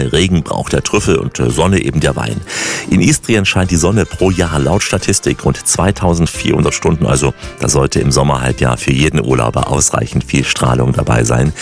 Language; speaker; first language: German; native; German